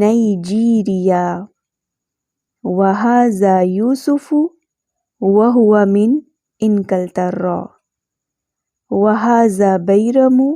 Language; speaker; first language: Arabic; non-native, fluent; Urdu